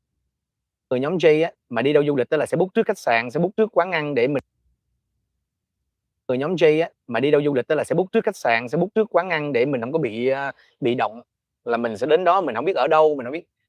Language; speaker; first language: Vietnamese; native; Vietnamese